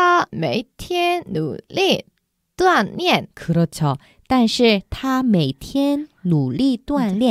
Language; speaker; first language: Chinese; non-native, fluent; Korean